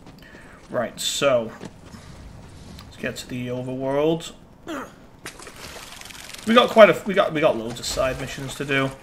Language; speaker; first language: English; native; English